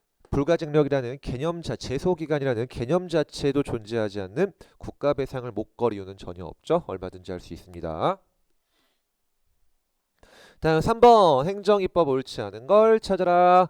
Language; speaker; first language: Korean; native; Korean